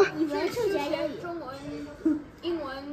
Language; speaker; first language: Chinese; non-native, fluent; English